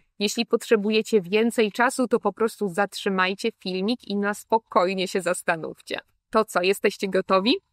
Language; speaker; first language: Polish; native; Polish